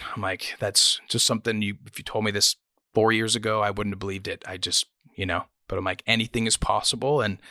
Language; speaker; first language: English; native; English